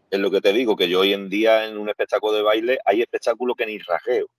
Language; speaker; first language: Spanish; native; Spanish